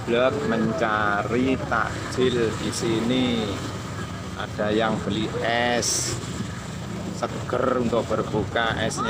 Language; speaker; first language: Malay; non-native, local second language; Javanese